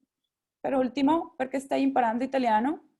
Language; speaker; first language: Italian; non-native, fluent; Spanish